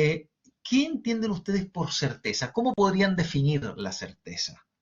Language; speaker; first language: Spanish; native; Spanish